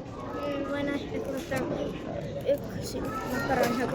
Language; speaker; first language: Finnish; early bilingual, other home language; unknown